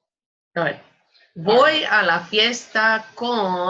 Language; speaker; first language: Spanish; non-native, fluent; English